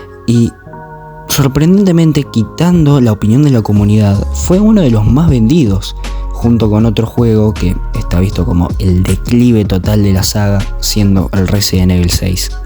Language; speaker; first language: Spanish; native; Spanish